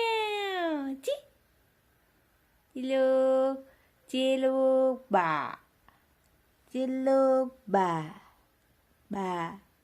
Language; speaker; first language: Chinese; non-native, fluent; Indonesian